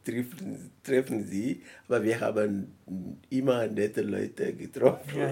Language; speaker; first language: German; non-native, learner; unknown